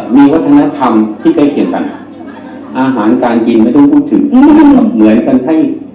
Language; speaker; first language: Thai; native; Thai